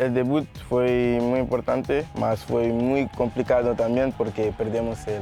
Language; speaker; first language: Spanish; non-native, learner; Portuguese